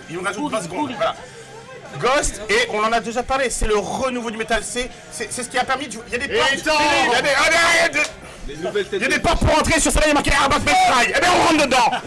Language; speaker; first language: French; native; French